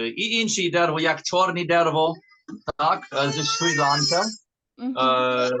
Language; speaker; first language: Ukrainian; early bilingual, heritage; Ukrainian